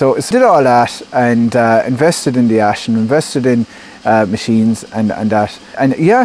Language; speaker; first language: English; native; English